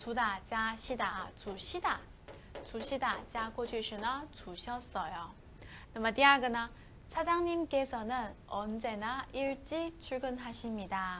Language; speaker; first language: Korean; non-native, fluent; Chinese